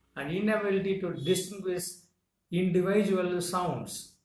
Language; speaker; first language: English; non-native, local second language; Tamil